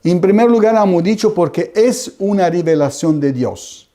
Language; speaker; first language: Spanish; non-native, fluent; Italian